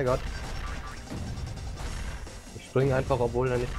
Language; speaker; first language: German; native; German